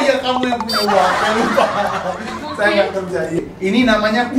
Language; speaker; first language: Indonesian; native; Indonesian